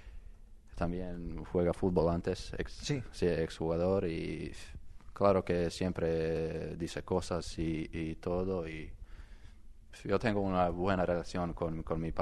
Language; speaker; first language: Spanish; non-native, learner; Croatian